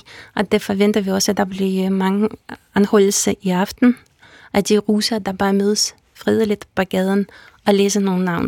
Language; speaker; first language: Danish; non-native, fluent; Russian